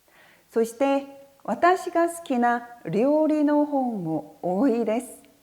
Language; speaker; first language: Japanese; non-native, fluent; Korean